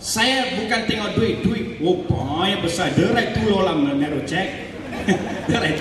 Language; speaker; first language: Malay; non-native, local second language; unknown